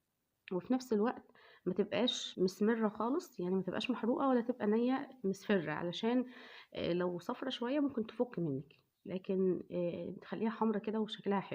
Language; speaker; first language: Arabic; native; Arabic